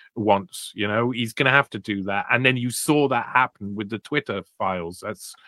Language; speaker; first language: English; native; English